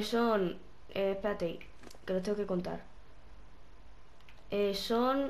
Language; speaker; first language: Spanish; native; Spanish